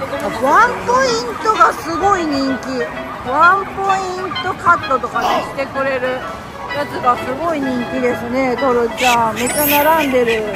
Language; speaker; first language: Japanese; native; Japanese